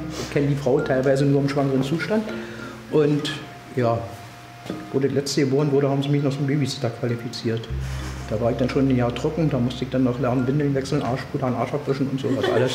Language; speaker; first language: German; native; German